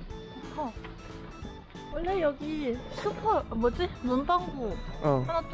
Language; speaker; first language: Korean; early bilingual, heritage; Korean